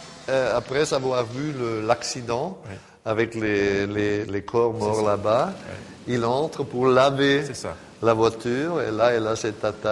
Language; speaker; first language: French; non-native, fluent; German